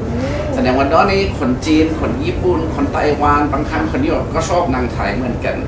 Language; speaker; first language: Thai; non-native, fluent; English